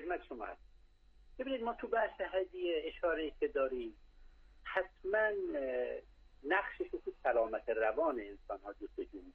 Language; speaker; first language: Persian; native; Persian